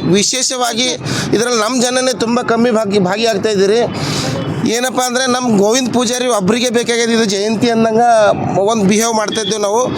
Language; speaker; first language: Kannada; native; Kannada